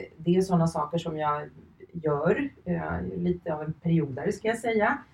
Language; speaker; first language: Swedish; early bilingual, other home language; Finnish